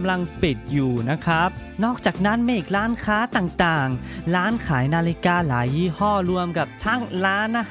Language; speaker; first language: Thai; early bilingual, heritage; Thai